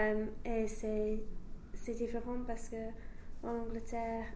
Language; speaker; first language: French; non-native, learner; English